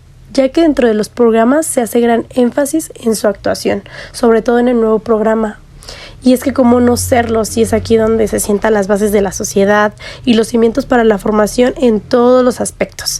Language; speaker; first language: Spanish; native; Spanish